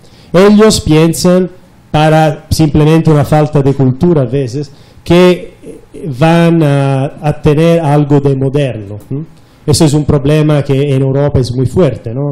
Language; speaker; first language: Spanish; non-native, fluent; Italian